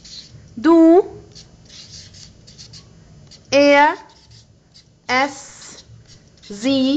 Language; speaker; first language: German; non-native, fluent; Arabic